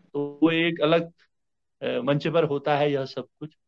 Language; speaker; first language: Hindi; native; Hindi